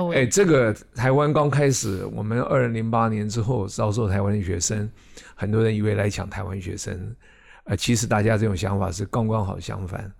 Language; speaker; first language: Chinese; native; Chinese